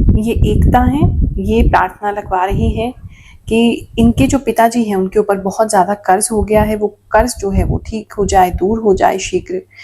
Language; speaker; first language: Hindi; native; Hindi